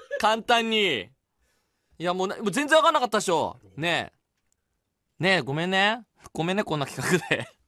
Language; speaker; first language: Japanese; early bilingual, heritage; Japanese